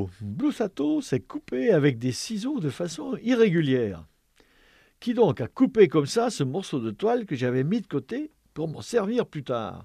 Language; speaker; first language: French; native; French